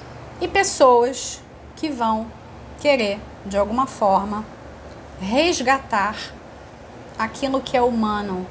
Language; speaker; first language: Portuguese; native; Portuguese